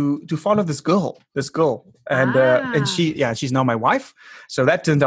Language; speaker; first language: English; non-native, local second language; Afrikaans